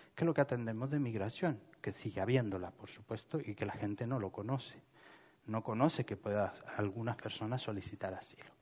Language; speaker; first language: Spanish; native; Spanish